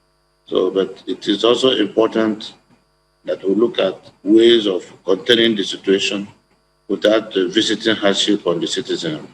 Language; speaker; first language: English; non-native, local second language; Igbo